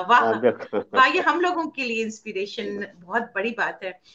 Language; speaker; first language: Hindi; native; Hindi